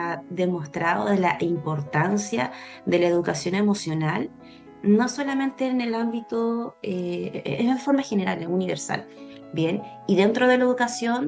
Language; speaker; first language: Spanish; native; Spanish